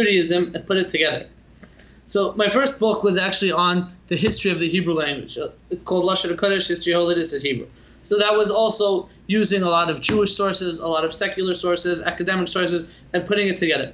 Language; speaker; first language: English; native; English